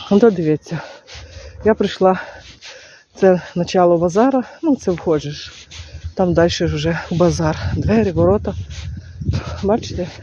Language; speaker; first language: Ukrainian; native; Ukrainian